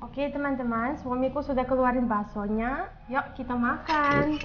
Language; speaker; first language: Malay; non-native, fluent; Russian